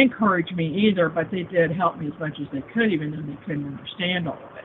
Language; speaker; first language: English; native; English